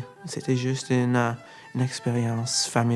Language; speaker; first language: French; non-native, learner; English